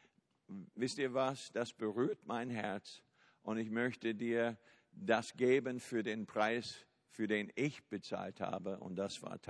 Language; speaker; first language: German; non-native, fluent; English